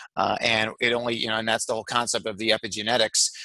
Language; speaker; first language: English; native; English